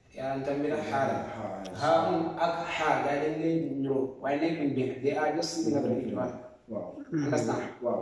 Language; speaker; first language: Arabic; non-native, learner; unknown